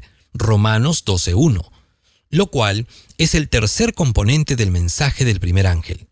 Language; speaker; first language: Spanish; native; Spanish